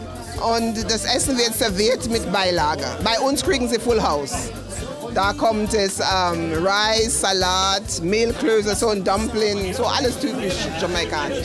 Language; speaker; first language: German; non-native, learner; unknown